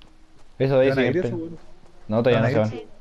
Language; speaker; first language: Spanish; native; Spanish